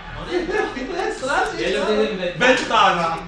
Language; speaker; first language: Spanish; non-native, learner; Italian